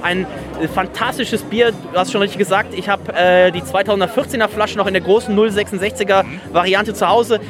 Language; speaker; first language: German; native; German